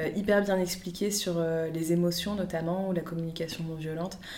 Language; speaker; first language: French; native; French